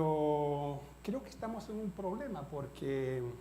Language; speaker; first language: Spanish; native; Spanish